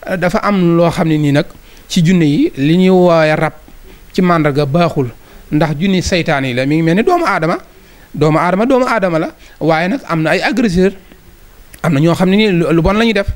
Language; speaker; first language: Wolof; native; Wolof